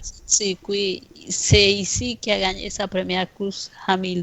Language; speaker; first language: French; non-native, fluent; Spanish